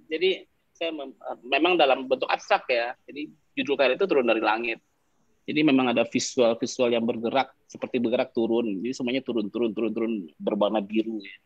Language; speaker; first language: Indonesian; non-native, local second language; Minangkabau